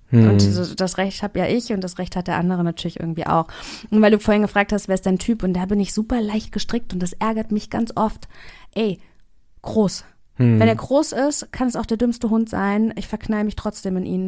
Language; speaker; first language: German; native; German